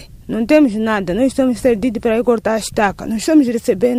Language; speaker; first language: Portuguese; non-native, local second language; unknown